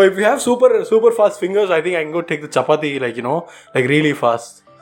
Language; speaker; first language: English; non-native, local second language; Tamil